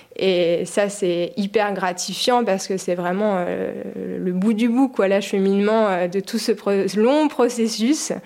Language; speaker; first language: French; native; French